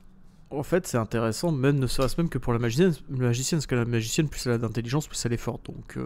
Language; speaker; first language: French; native; French